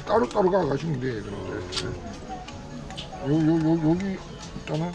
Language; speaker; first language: Korean; native; Korean